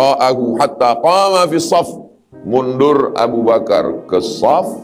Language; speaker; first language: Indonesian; native; Indonesian